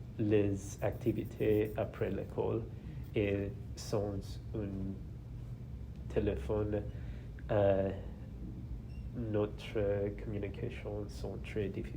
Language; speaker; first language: French; non-native, learner; English